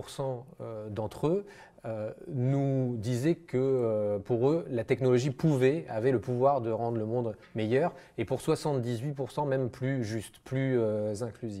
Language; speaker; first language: French; native; French